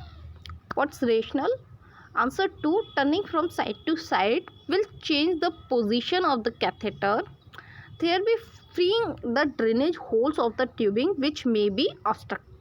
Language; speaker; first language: English; non-native, local second language; Hindi